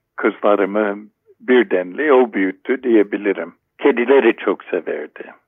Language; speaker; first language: Turkish; non-native, fluent; English